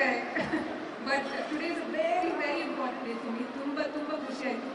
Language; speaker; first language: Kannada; non-native, learner; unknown